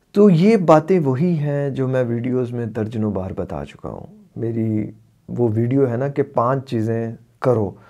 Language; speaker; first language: Urdu; native; Urdu